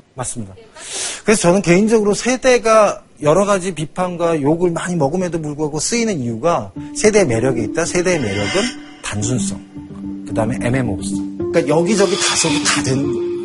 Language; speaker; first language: Korean; native; Korean